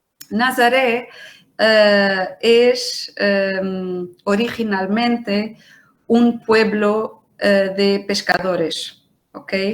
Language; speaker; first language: Spanish; non-native, fluent; Portuguese